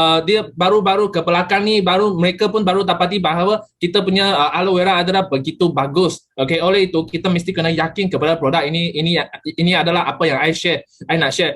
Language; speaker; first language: Malay; native; Malay